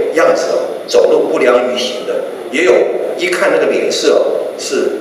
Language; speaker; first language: Chinese; native; Chinese